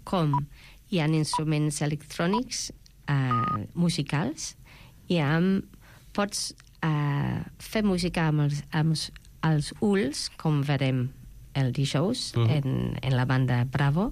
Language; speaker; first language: Catalan; non-native, fluent; English